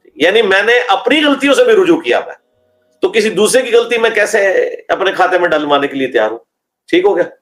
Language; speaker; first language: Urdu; non-native, local second language; Punjabi